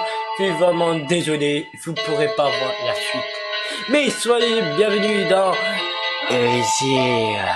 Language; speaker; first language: French; native; French